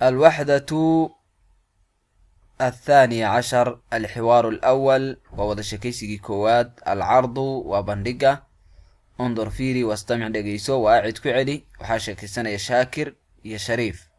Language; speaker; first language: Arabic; non-native, fluent; Somali